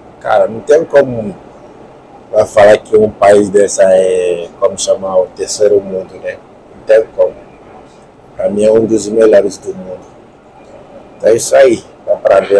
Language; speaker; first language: Portuguese; non-native, learner; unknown